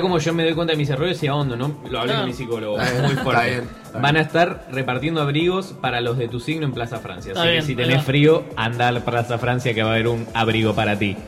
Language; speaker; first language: Spanish; native; Spanish